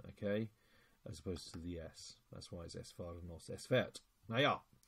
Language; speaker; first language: English; native; English